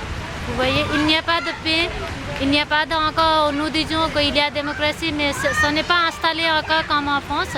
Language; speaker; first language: French; non-native, fluent; Nepali